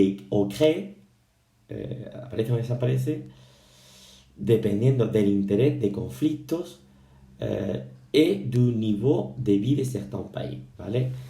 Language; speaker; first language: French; non-native, fluent; Spanish